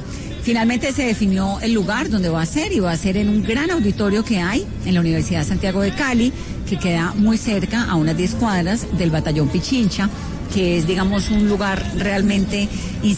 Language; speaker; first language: Spanish; native; Spanish